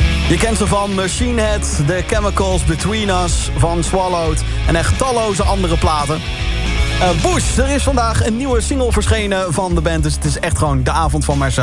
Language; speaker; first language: Dutch; native; Dutch